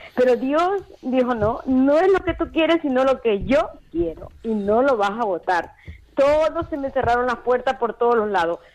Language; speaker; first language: Spanish; native; Spanish